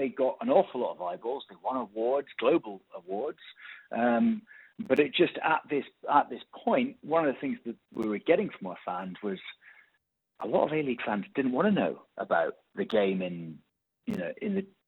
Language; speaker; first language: English; native; English